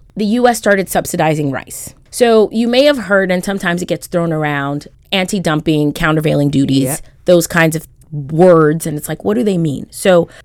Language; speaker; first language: English; early bilingual, other home language; Haitian Creole